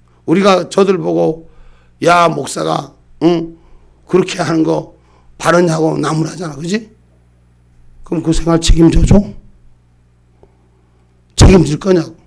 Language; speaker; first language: Korean; native; Korean